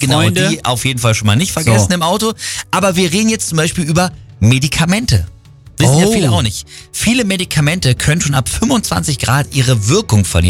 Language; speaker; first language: German; native; German